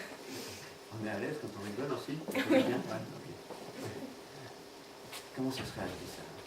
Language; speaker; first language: French; native; French